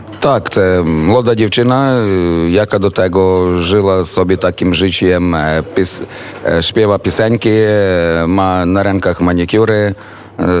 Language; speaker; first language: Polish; non-native, learner; Ukrainian